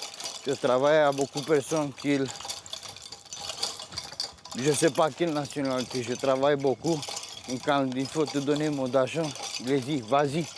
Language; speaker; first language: French; non-native, learner; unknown